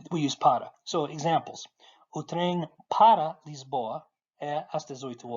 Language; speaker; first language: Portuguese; non-native, fluent; English